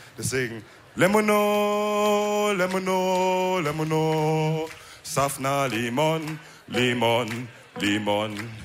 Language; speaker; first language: German; early bilingual, other home language; Wolof